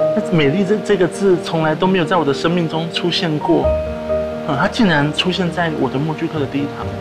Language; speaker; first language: Chinese; native; Chinese